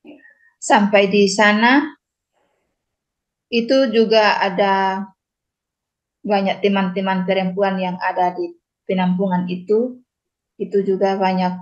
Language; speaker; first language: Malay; non-native, local second language; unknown